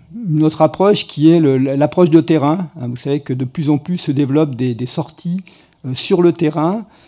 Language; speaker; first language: French; native; French